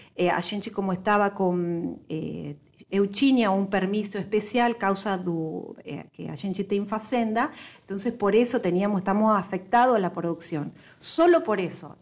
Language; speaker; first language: Spanish; native; Spanish